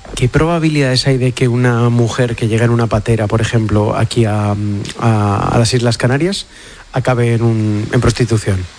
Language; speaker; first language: Spanish; native; Spanish